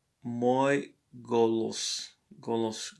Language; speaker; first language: Russian; non-native, learner; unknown